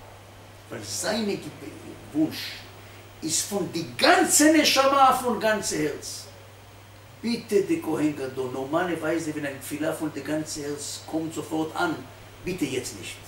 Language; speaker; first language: German; non-native, fluent; Hebrew